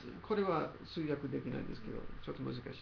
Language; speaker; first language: Japanese; non-native, learner; English